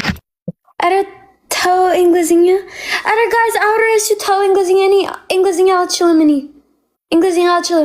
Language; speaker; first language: Amharic; non-native, learner; English